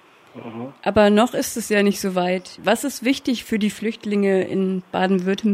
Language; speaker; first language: German; native; German